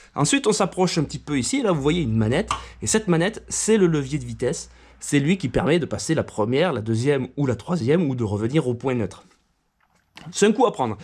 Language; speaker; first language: French; native; French